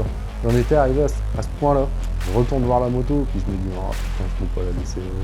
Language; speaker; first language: French; native; French